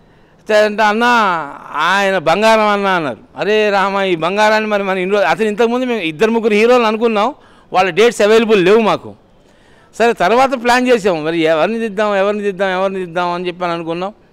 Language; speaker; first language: Telugu; native; Telugu